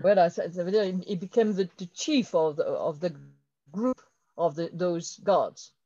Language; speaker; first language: English; non-native, fluent; French